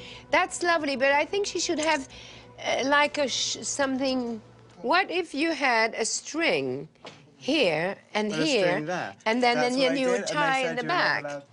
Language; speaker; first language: English; non-native, fluent; French